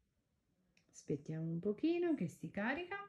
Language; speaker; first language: Italian; native; Italian